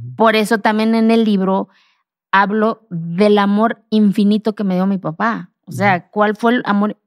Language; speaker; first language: Spanish; non-native, local second language; Zapotec